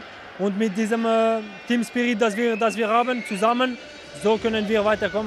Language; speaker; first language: German; non-native, local second language; French